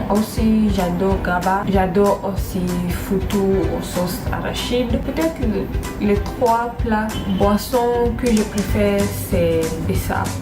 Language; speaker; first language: French; non-native, learner; Swahili